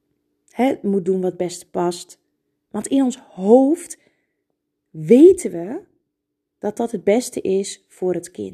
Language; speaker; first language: Dutch; native; Dutch